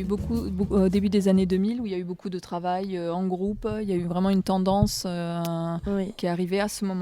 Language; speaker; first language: French; native; French